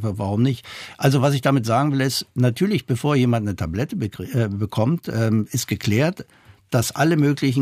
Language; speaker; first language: German; non-native, fluent; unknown